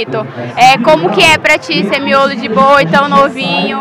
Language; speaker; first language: Portuguese; native; Portuguese